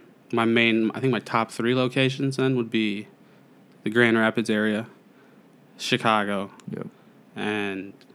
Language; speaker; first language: English; native; English